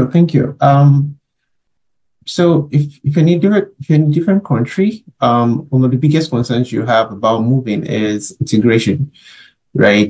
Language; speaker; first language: English; non-native, local second language; Yoruba